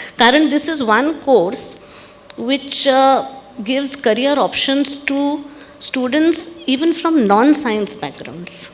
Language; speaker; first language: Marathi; non-native, local second language; Punjabi